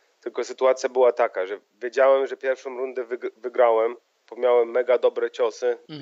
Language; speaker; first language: Polish; early bilingual, heritage; Polish